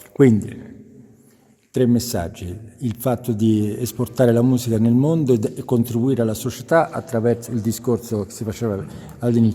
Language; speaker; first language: Italian; native; Italian